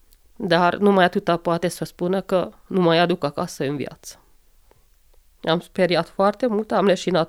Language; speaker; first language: Romanian; non-native, local second language; Hungarian